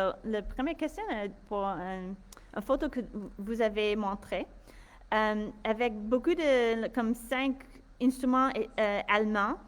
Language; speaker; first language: French; non-native, fluent; English